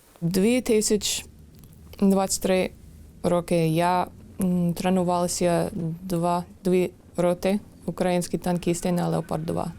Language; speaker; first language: Ukrainian; non-native, learner; English